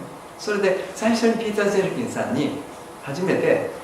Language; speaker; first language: Japanese; native; Japanese